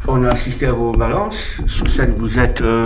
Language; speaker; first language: French; native; French